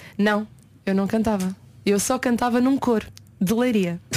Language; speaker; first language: Portuguese; native; Portuguese